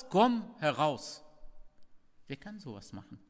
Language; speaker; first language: German; non-native, fluent; Arabic